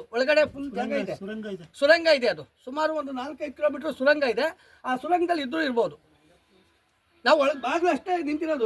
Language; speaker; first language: Kannada; native; Kannada